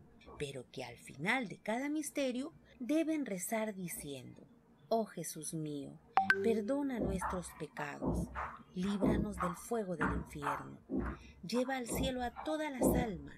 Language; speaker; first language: Spanish; native; Spanish